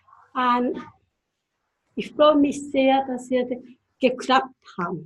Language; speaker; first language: German; non-native, fluent; Japanese